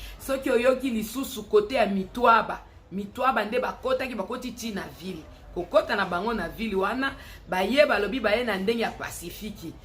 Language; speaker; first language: Lingala; native; Lingala